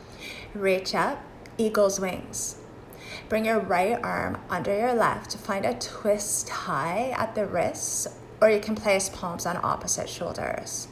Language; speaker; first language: English; native; English